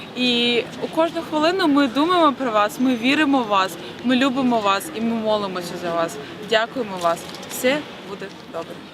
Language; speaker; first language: Ukrainian; native; Ukrainian